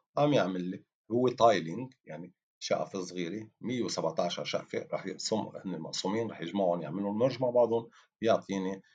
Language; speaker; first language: Arabic; native; Arabic